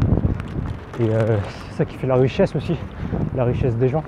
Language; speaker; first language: French; native; French